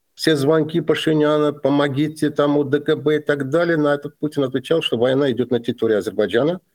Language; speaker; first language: Russian; non-native, local second language; Azerbaijani